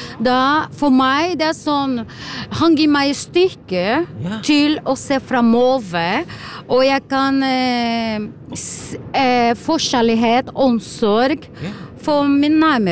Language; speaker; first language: Norwegian; non-native, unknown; Portuguese